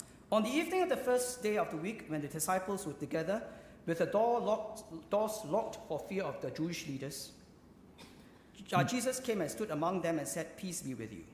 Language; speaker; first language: English; non-native, local second language; Chinese